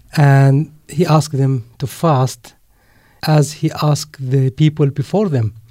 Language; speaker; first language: English; non-native, fluent; Arabic